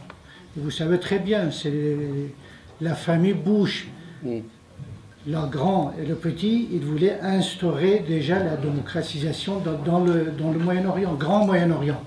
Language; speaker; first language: French; non-native, fluent; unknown